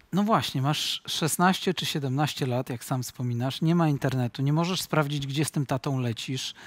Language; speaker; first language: Polish; native; Polish